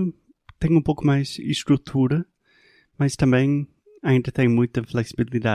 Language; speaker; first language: Portuguese; non-native, fluent; English